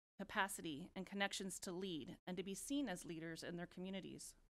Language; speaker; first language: English; native; English